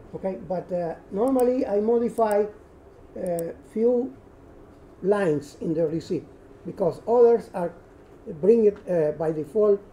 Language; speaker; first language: English; non-native, learner; Spanish